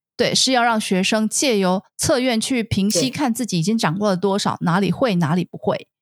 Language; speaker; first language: Chinese; native; Chinese